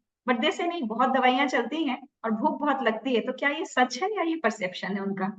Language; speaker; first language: Hindi; native; Hindi